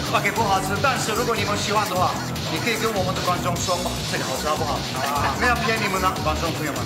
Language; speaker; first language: Chinese; non-native, fluent; Turkish